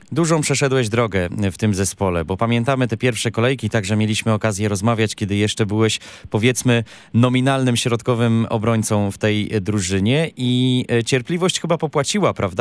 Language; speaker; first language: Polish; native; Polish